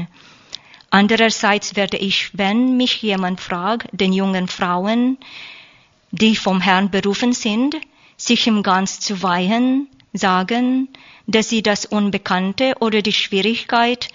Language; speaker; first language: German; non-native, learner; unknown